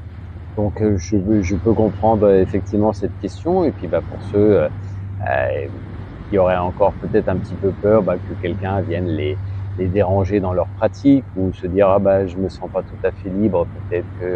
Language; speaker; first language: French; native; French